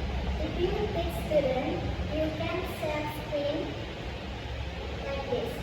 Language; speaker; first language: English; non-native, learner; Indonesian